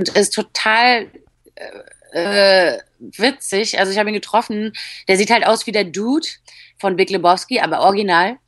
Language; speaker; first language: German; early bilingual, other home language; Polish